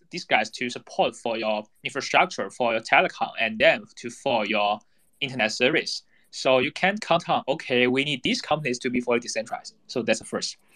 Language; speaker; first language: English; non-native, fluent; Chinese